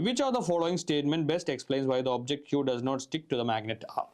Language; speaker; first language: English; non-native, local second language; Malayalam